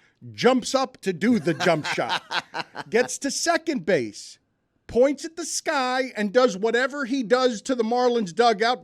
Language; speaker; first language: English; native; English